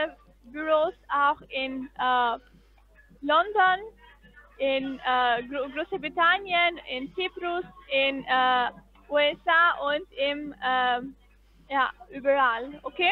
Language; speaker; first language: German; non-native, fluent; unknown